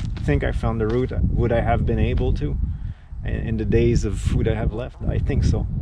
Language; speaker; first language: English; non-native, local second language; French